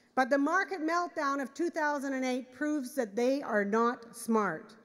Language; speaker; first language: English; native; English